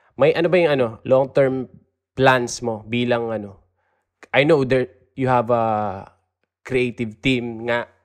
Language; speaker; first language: Filipino; native; Filipino